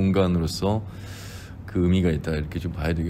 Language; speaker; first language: Korean; native; Korean